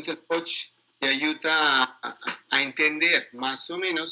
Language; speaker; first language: Spanish; non-native, learner; Italian